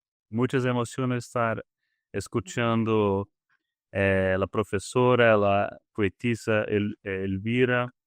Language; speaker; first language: Spanish; non-native, learner; Portuguese